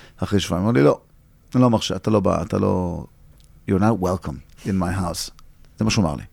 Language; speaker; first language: Hebrew; early bilingual, heritage; English